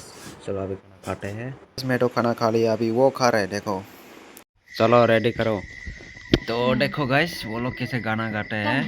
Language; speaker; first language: Hindi; non-native, local second language; Kok Borok